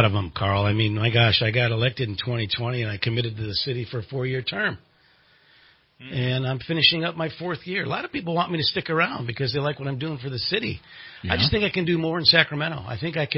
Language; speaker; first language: English; native; English